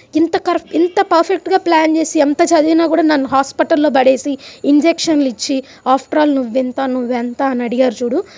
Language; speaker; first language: Telugu; native; Telugu